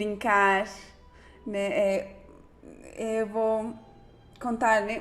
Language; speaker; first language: Portuguese; non-native, fluent; Spanish